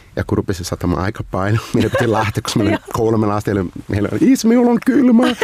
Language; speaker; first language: Finnish; non-native, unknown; Portuguese